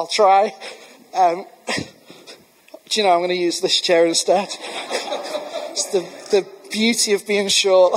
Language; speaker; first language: English; native; English